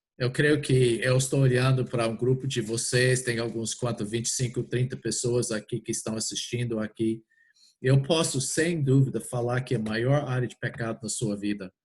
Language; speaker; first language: Portuguese; non-native, fluent; English